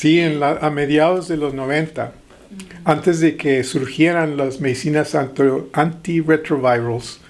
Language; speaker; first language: Spanish; early bilingual, heritage; Spanish